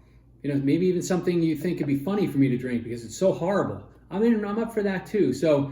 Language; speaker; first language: English; native; English